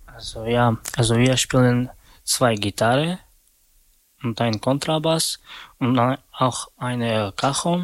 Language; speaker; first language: German; non-native, learner; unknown